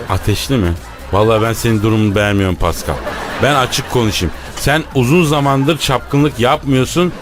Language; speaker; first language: Turkish; native; Turkish